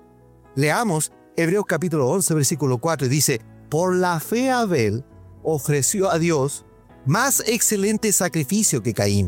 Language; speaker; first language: Spanish; native; Spanish